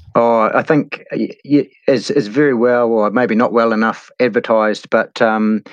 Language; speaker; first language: English; native; English